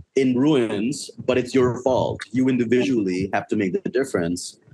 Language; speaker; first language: English; non-native, local second language; Bangla